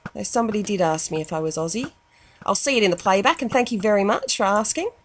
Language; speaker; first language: English; native; English